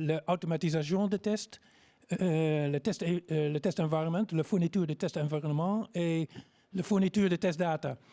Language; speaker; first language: French; non-native, learner; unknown